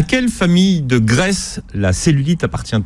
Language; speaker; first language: French; native; French